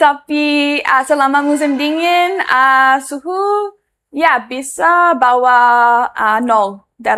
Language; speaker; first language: Indonesian; non-native, learner; English